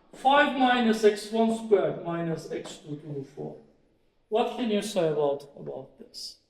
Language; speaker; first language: English; non-native, fluent; Turkish